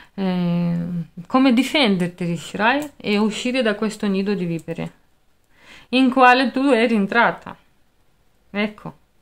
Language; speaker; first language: Italian; non-native, fluent; Russian